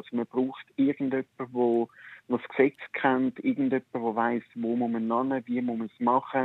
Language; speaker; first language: German; native; German